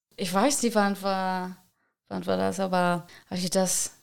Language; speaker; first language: German; non-native, learner; Spanish